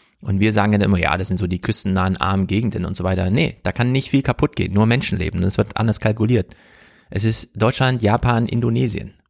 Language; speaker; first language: German; native; German